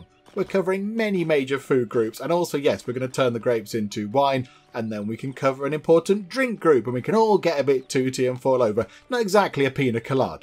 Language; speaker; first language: English; native; English